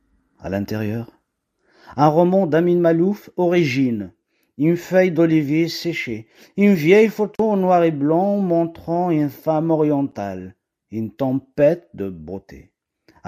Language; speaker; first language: French; non-native, local second language; Kabyle